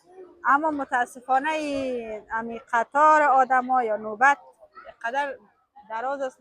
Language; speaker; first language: Persian; native; Persian